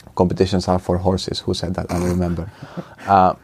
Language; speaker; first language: English; non-native, fluent; Finnish